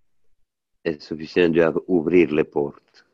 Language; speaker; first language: French; non-native, learner; Italian